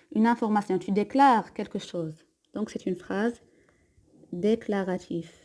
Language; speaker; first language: French; non-native, local second language; Arabic